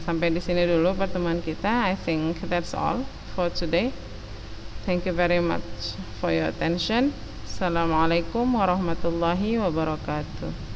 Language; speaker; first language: English; non-native, fluent; Indonesian